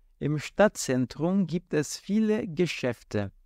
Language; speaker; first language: German; non-native, fluent; Portuguese